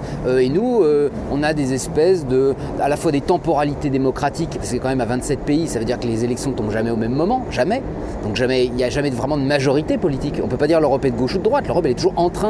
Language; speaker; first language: French; native; French